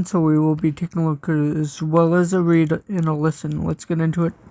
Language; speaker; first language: English; native; English